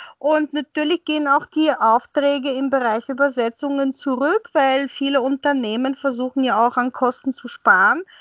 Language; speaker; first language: German; early bilingual, other home language; Bulgarian